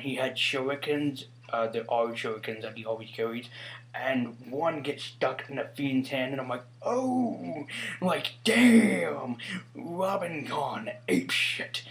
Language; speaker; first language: English; native; English